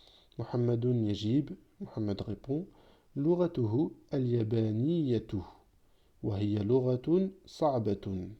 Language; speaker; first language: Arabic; non-native, fluent; French